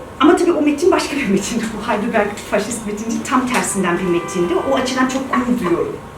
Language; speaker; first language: Turkish; early bilingual, heritage; Turkish